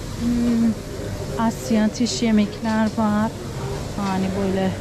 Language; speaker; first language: Turkish; non-native, learner; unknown